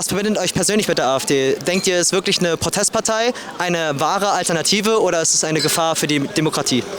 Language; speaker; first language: German; native; German